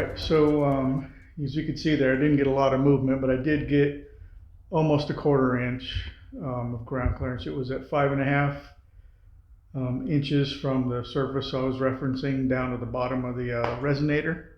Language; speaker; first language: English; native; English